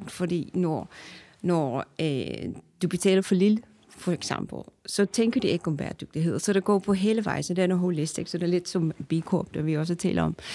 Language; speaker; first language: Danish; non-native, fluent; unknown